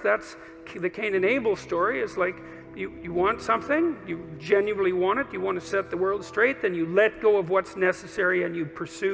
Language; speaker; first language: English; native; English